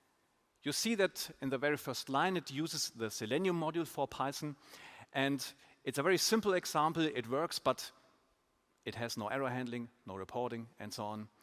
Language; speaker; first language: English; non-native, fluent; German